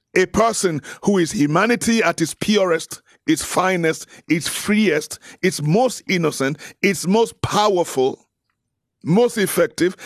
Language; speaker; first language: English; non-native, local second language; Yoruba